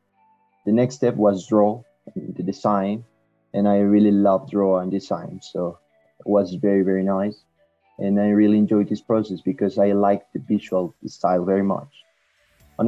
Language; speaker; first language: English; non-native, learner; Spanish